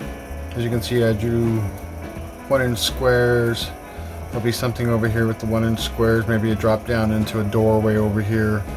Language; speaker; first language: English; native; English